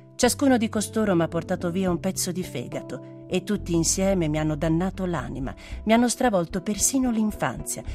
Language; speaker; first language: Italian; native; Italian